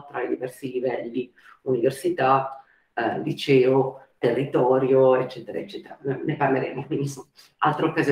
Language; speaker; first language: Italian; native; Italian